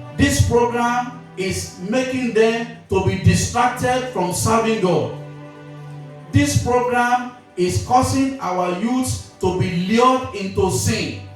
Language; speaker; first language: English; non-native, local second language; Yoruba